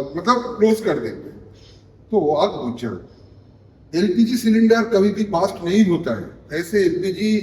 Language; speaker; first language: Hindi; non-native, local second language; Bangla